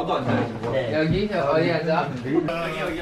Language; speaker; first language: Korean; non-native, fluent; Thai